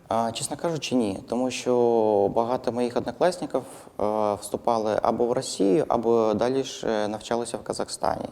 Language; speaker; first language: Ukrainian; non-native, fluent; Russian